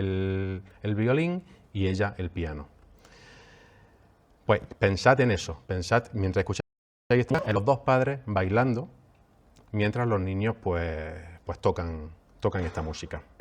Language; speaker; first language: Spanish; native; Spanish